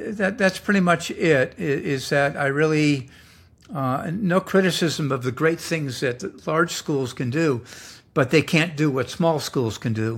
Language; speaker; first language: English; native; English